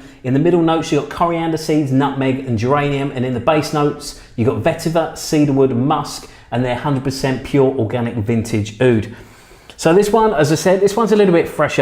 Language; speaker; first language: English; native; English